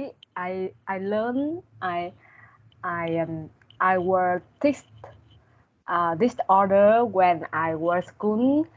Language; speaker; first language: English; non-native, learner; Vietnamese